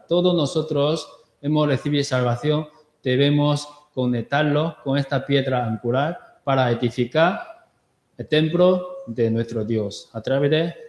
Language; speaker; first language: Spanish; non-native, learner; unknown